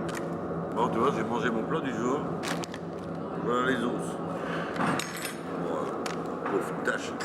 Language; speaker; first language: French; native; French